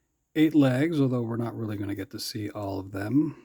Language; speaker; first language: English; native; English